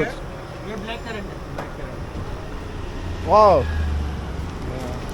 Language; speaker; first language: English; non-native, learner; Turkish